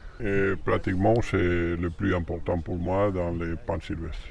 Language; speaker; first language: French; non-native, learner; Spanish